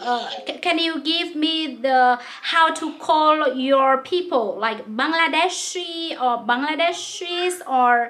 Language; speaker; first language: English; non-native, local second language; Vietnamese